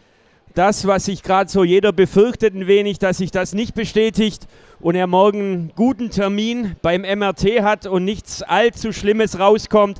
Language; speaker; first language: German; native; German